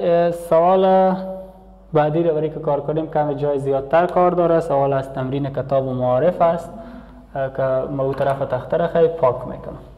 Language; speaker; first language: Persian; native; Persian